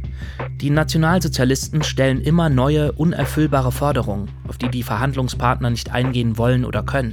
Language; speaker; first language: German; native; German